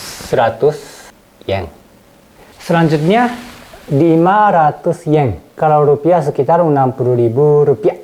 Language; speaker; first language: Indonesian; non-native, fluent; Japanese